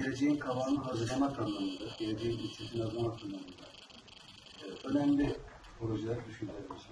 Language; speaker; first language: Turkish; native; Turkish